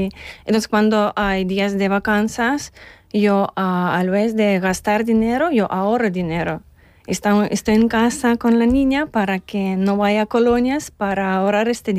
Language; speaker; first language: Spanish; non-native, learner; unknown